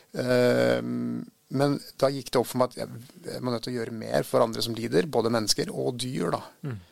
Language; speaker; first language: Norwegian; early bilingual, other home language; Swedish